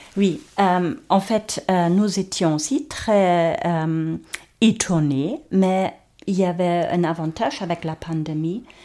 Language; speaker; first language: French; non-native, fluent; German